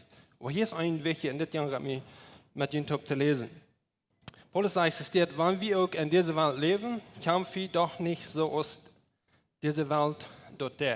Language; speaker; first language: German; non-native, learner; Plautdietsch